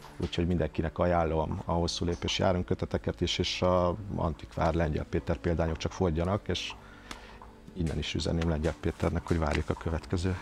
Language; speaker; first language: Hungarian; native; Hungarian